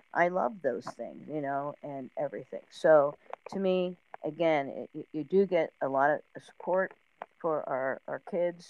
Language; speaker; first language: English; native; English